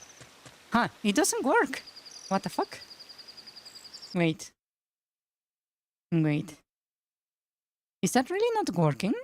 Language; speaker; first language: English; non-native, fluent; Spanish